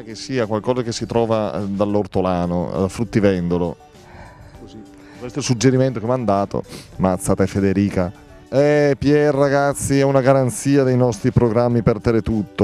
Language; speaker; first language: Italian; native; Italian